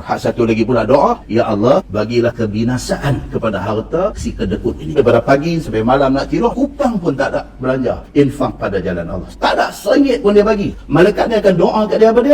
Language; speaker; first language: Malay; native; Malay